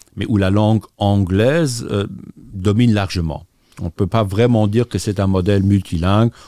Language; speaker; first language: French; native; French